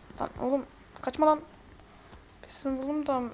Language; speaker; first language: Turkish; native; Turkish